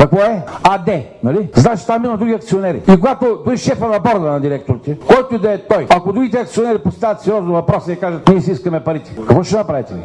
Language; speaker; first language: Bulgarian; native; Bulgarian